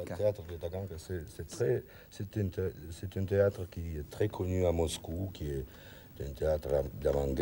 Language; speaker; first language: French; non-native, learner; Russian